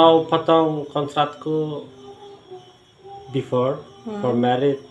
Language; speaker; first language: English; non-native, learner; Turkish